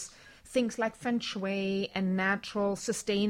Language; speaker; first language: English; non-native, fluent; German